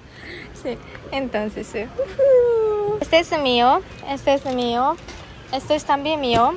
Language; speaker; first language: Spanish; non-native, learner; Japanese